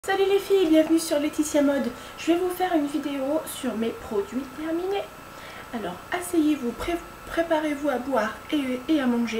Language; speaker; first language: French; native; French